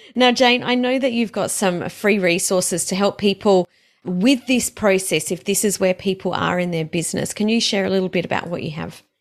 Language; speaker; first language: English; native; English